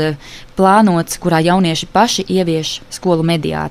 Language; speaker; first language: Latvian; native; Latvian